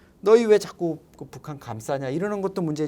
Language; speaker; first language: Korean; native; Korean